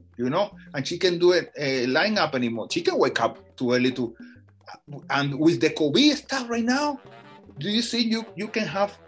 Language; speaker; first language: English; non-native, fluent; Spanish